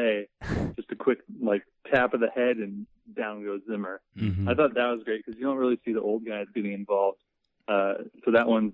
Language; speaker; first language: English; native; English